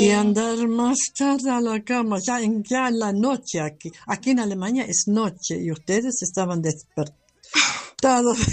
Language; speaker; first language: Spanish; non-native, fluent; German